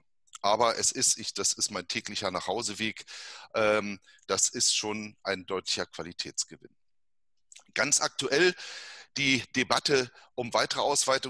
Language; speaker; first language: German; native; German